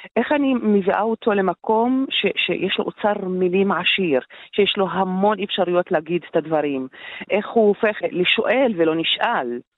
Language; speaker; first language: Hebrew; non-native, local second language; Arabic